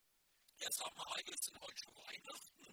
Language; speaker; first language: German; native; German